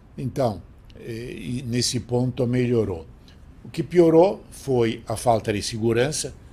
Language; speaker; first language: Portuguese; non-native, fluent; Italian